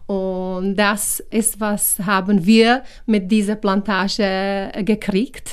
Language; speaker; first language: German; non-native, learner; Czech